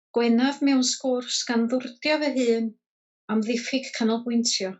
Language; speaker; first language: Welsh; native; Welsh